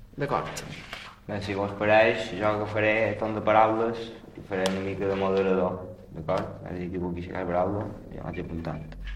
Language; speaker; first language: Catalan; native; Catalan